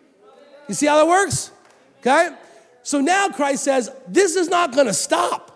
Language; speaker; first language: English; native; English